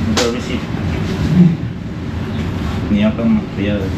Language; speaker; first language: Chinese; non-native, learner; Filipino